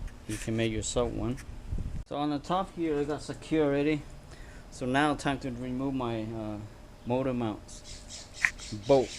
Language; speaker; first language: English; non-native, fluent; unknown